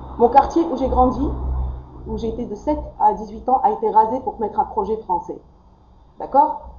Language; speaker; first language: French; non-native, local second language; Arabic